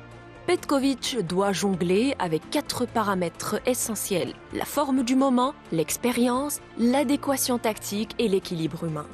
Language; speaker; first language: French; native; French